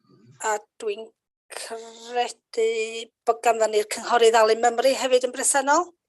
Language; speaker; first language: Welsh; native; Welsh